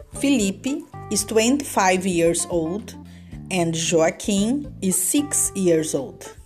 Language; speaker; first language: English; non-native, learner; Portuguese